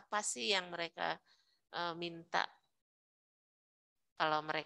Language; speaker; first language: Indonesian; native; Indonesian